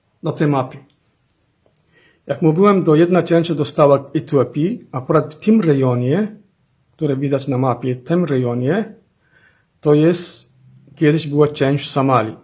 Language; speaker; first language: Polish; non-native, fluent; Somali